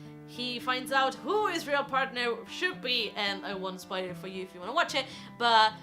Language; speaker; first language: English; non-native, fluent; Italian